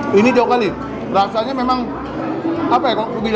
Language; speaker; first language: Indonesian; native; Indonesian